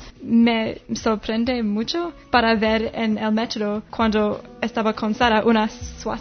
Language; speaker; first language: Spanish; non-native, learner; English